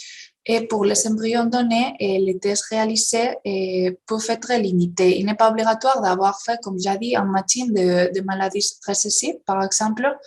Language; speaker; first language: French; non-native, fluent; Spanish